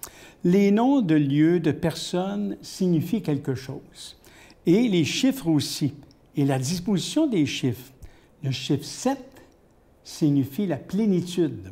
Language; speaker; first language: French; native; French